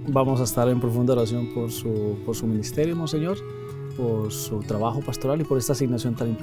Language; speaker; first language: Spanish; native; Spanish